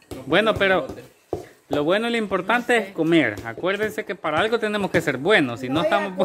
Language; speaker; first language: Spanish; native; Spanish